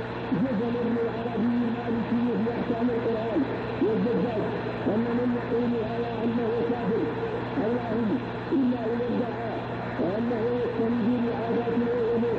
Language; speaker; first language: Arabic; native; Arabic